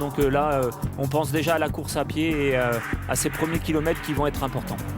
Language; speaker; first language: French; native; French